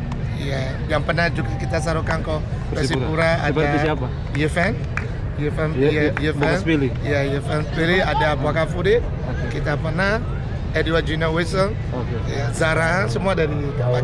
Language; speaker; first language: Indonesian; non-native, fluent; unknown